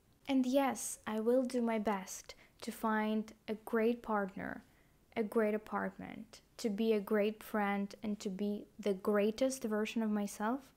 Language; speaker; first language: English; non-native, fluent; Ukrainian